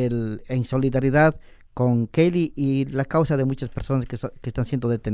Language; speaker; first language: Spanish; native; Spanish